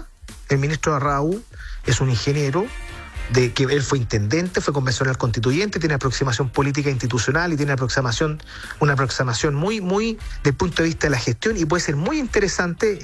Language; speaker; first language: Spanish; native; Spanish